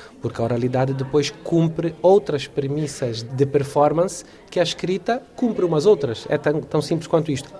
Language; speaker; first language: Portuguese; native; Portuguese